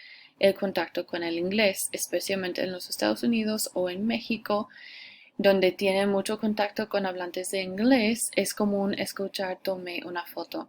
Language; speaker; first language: Spanish; non-native, fluent; English